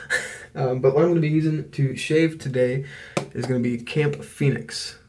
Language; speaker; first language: English; native; English